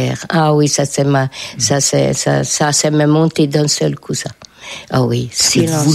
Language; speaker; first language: French; non-native, fluent; Hungarian